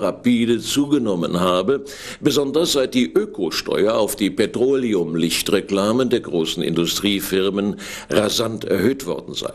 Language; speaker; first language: German; native; German